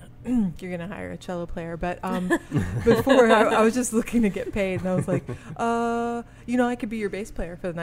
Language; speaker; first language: English; early bilingual, other home language; French